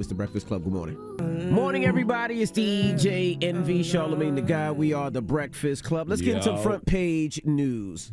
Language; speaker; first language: English; native; English